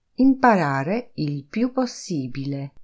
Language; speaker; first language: Italian; non-native, fluent; Polish